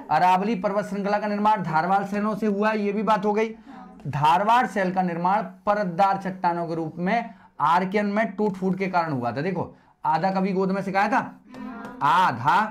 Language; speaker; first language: Hindi; native; Hindi